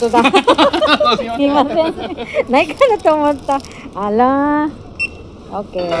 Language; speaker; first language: Japanese; non-native, learner; Filipino